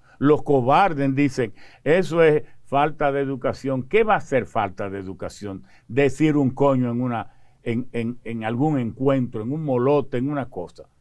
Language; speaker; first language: Spanish; early bilingual, other home language; French